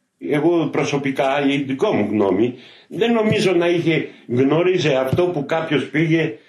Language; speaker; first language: Greek; non-native, fluent; Polish